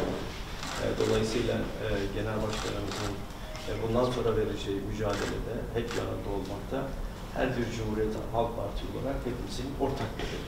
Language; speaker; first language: Turkish; native; Turkish